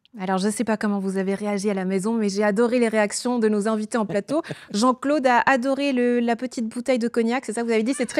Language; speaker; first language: French; native; French